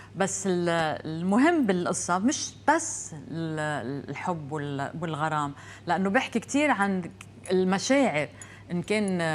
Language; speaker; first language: Arabic; native; Arabic